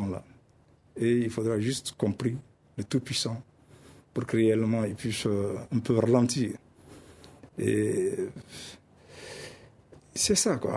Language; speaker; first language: French; non-native, local second language; Bambara